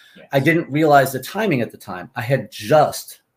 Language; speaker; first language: English; native; English